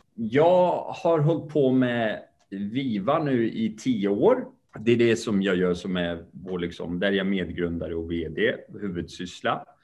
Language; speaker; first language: Swedish; early bilingual, other home language; Kurdish